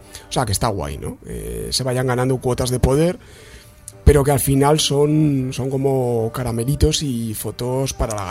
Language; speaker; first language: Spanish; native; Spanish